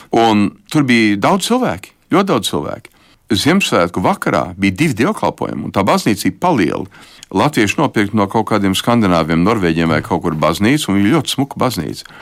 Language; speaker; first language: Latvian; early bilingual, heritage; Latvian